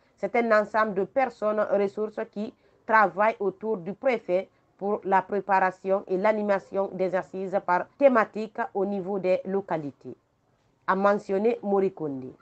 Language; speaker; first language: French; non-native, local second language; Fula